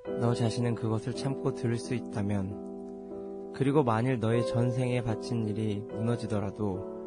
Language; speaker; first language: Korean; native; Korean